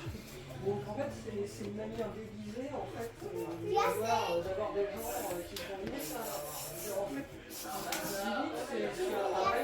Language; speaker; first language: French; native; French